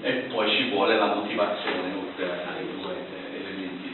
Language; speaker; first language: Italian; native; Italian